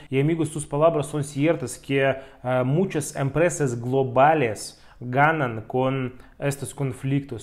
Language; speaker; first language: Spanish; non-native, fluent; Russian